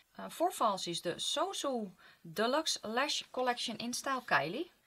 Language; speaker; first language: English; non-native, fluent; Dutch